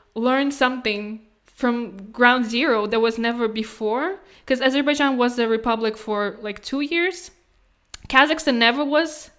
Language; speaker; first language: English; non-native, fluent; Kazakh